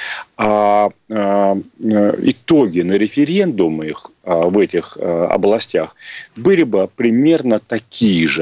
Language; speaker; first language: Russian; native; Russian